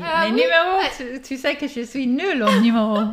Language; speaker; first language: French; non-native, fluent; English